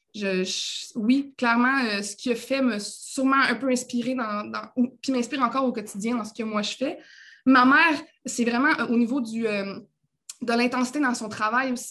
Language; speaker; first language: French; native; French